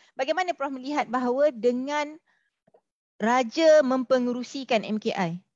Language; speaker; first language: Malay; native; Malay